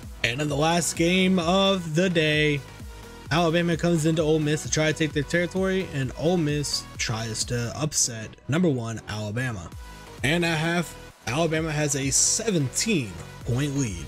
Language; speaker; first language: English; native; English